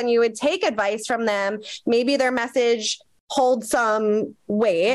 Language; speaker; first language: English; native; English